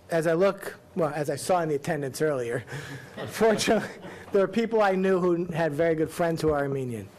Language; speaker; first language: English; native; English